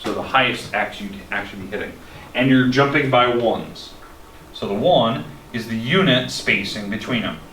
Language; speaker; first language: English; native; English